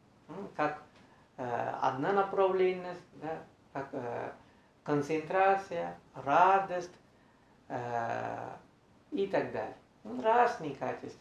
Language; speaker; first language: Russian; non-native, learner; Sinhala